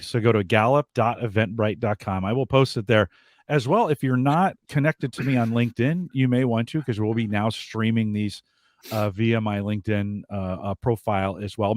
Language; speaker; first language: English; native; English